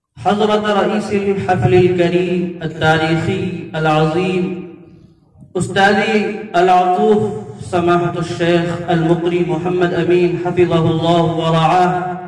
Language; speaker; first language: Arabic; non-native, fluent; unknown